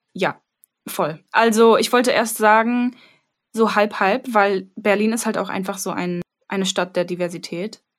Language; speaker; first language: German; early bilingual, other home language; Armenian